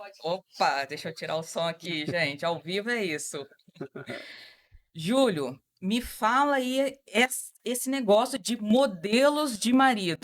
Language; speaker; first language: Portuguese; native; Portuguese